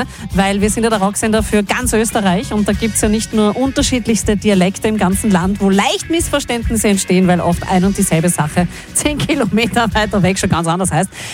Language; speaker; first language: German; native; German